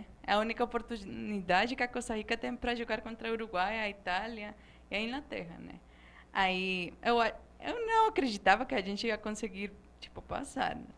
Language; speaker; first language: Portuguese; non-native, fluent; Spanish